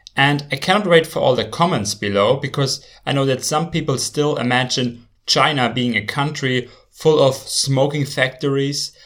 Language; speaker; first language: English; non-native, fluent; German